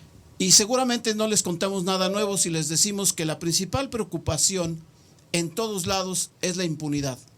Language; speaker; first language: Spanish; native; Spanish